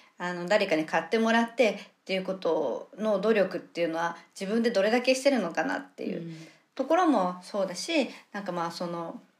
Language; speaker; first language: Japanese; native; Japanese